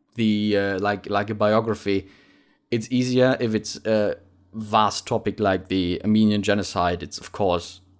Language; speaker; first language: English; non-native, fluent; German